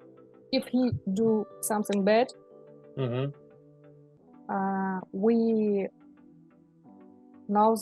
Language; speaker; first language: English; non-native, learner; Russian